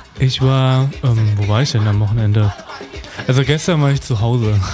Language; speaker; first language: German; native; German